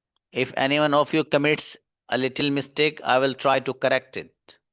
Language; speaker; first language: English; non-native, local second language; Hindi